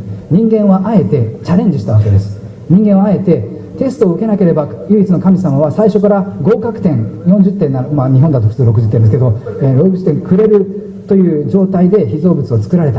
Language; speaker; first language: Japanese; native; Japanese